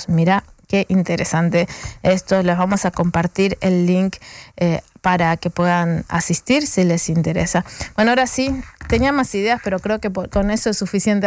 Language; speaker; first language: Spanish; native; Spanish